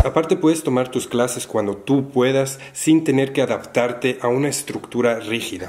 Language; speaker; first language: Spanish; non-native, fluent; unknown